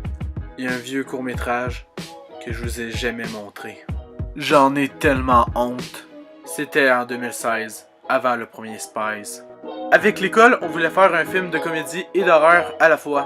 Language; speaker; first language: French; native; French